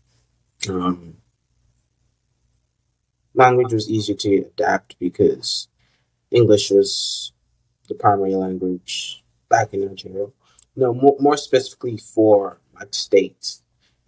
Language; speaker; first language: English; non-native, local second language; Yoruba